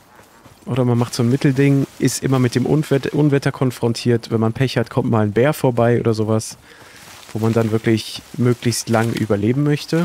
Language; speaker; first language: German; native; German